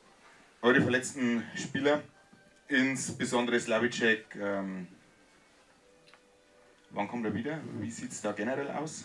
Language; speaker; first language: German; native; German